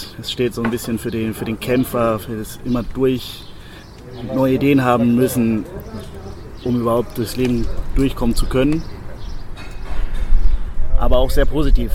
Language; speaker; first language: German; native; German